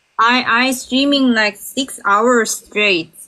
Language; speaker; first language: English; non-native, learner; Korean